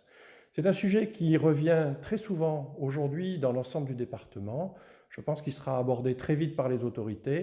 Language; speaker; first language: French; native; French